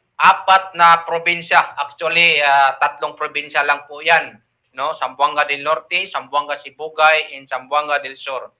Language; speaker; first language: Filipino; non-native, local second language; Cebuano